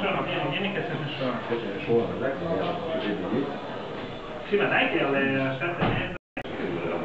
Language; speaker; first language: Italian; non-native, fluent; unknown